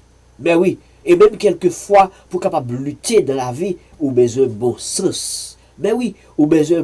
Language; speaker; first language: French; non-native, learner; Haitian Creole